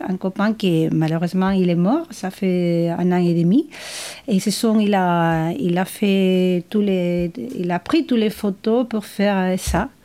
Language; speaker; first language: French; non-native, fluent; Spanish